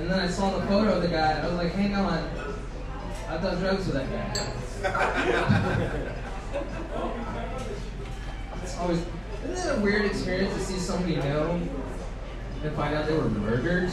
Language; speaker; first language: English; native; English